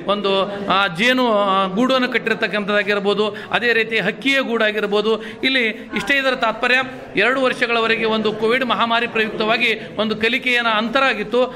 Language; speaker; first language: Kannada; native; Kannada